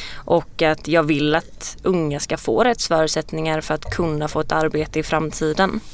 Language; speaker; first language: Swedish; native; Swedish